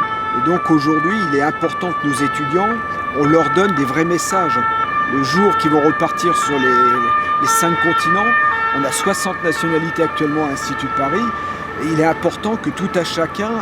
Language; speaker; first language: French; native; French